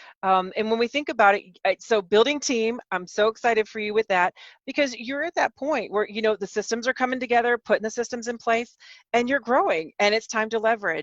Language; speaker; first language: English; native; English